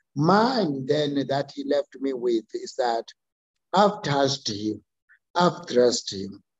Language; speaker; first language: English; non-native, local second language; Xhosa